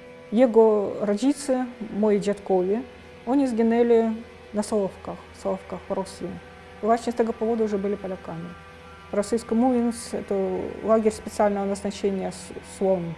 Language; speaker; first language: Polish; non-native, fluent; Russian